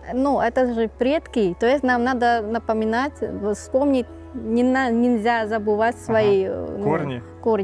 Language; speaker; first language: Russian; non-native, learner; Vietnamese